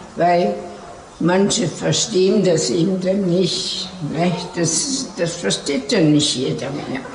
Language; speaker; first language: German; native; German